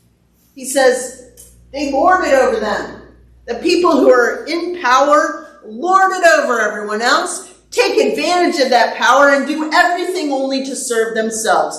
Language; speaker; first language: English; native; English